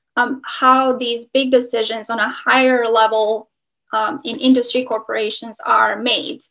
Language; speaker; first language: English; non-native, fluent; Serbian